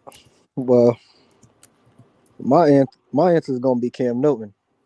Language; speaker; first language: English; native; English